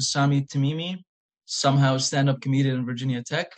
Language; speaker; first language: English; non-native, fluent; Arabic